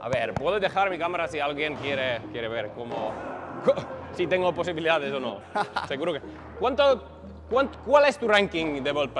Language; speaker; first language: Spanish; non-native, learner; Finnish